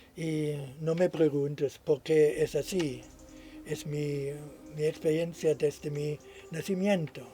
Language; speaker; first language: Spanish; non-native, fluent; German